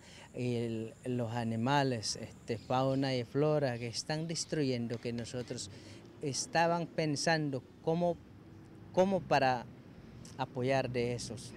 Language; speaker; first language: Spanish; non-native, local second language; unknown